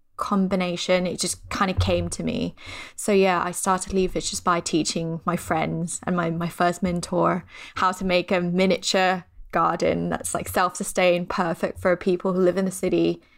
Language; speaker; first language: English; non-native, fluent; Thai